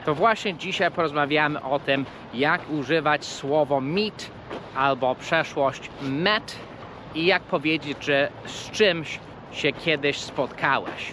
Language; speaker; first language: Polish; non-native, fluent; English